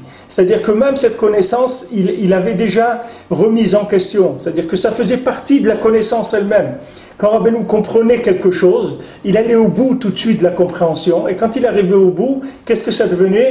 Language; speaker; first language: French; native; French